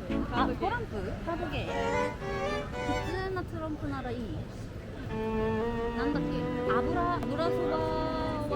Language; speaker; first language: Japanese; non-native, fluent; Korean